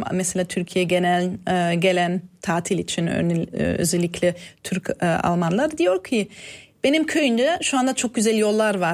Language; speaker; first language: Turkish; non-native, fluent; German